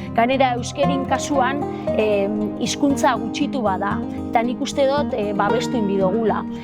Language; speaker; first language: Basque; native; Basque